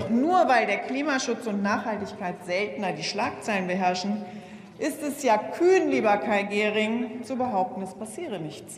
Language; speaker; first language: German; native; German